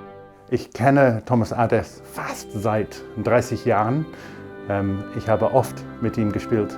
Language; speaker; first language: German; non-native, fluent; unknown